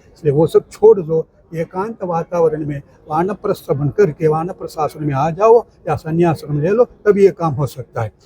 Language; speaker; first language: Hindi; non-native, local second language; Tamil